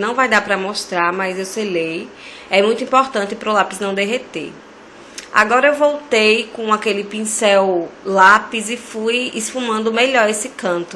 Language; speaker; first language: Portuguese; native; Portuguese